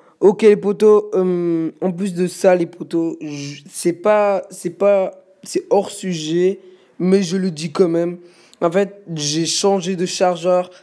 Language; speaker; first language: French; native; French